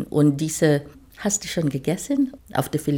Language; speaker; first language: German; non-native, fluent; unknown